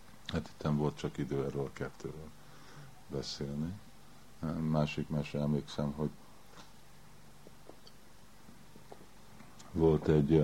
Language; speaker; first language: Hungarian; early bilingual, heritage; Hungarian